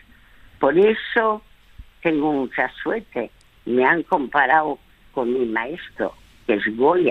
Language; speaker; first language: Spanish; early bilingual, other home language; French